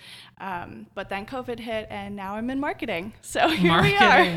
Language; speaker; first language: English; native; English